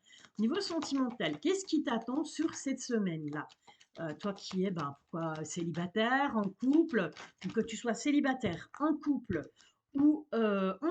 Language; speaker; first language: French; native; French